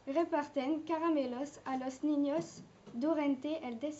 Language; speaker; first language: Spanish; non-native, learner; French